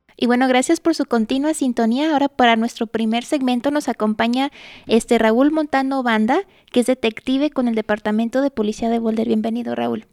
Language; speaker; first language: Spanish; native; Spanish